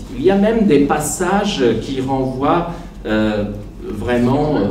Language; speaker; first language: French; non-native, fluent; Serbian